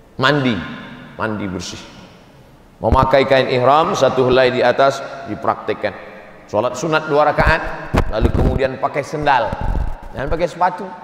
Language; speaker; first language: Indonesian; native; Indonesian